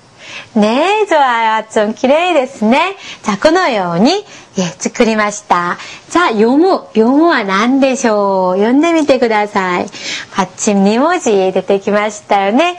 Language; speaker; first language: Japanese; non-native, fluent; Korean